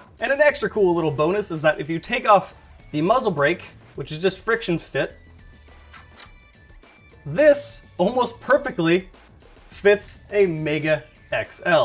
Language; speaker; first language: English; native; English